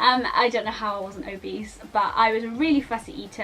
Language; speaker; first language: English; native; English